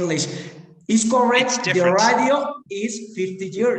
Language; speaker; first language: English; non-native, learner; Spanish